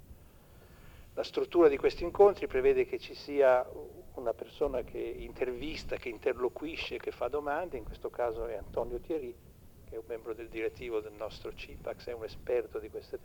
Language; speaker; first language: Italian; native; Italian